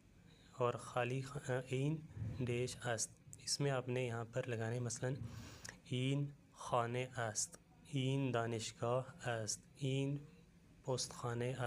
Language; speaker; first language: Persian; non-native, fluent; Urdu